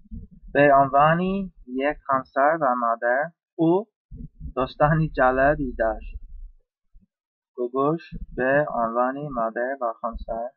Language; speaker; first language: Persian; non-native, learner; English